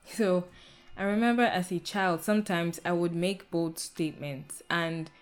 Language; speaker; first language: English; non-native, local second language; Yoruba